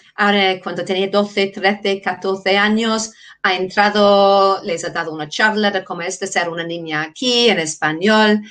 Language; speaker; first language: Spanish; non-native, fluent; English